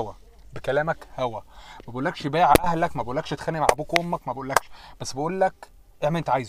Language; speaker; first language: Arabic; native; Arabic